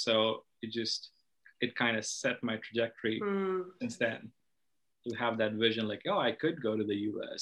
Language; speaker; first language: English; non-native, local second language; Hindi